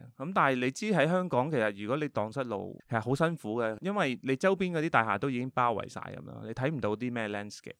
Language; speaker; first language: Cantonese; early bilingual, heritage; Cantonese